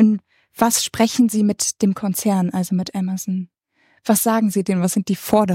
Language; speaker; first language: German; native; German